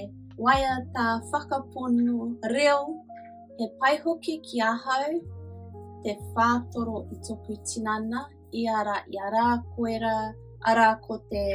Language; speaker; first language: Māori; non-native, local second language; English